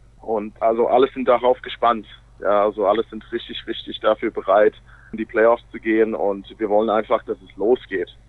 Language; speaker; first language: German; non-native, fluent; English